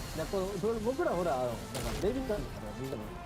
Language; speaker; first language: Japanese; native; Japanese